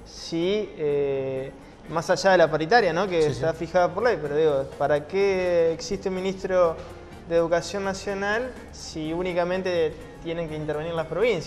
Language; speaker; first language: Spanish; native; Spanish